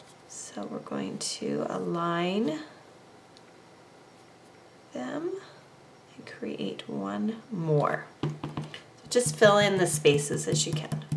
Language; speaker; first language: English; native; English